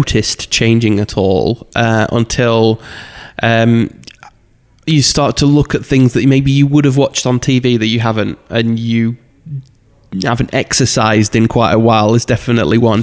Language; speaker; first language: English; native; English